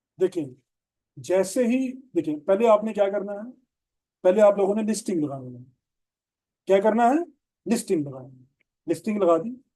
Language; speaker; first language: Urdu; non-native, local second language; Punjabi